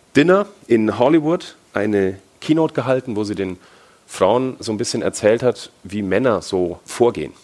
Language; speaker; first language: German; native; German